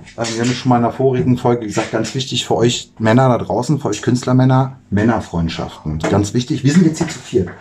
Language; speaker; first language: German; native; German